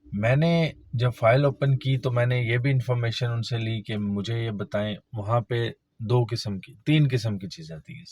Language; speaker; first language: Urdu; non-native, local second language; Punjabi